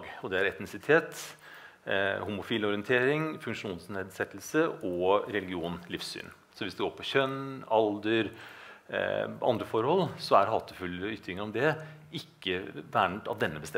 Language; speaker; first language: Norwegian; native; Norwegian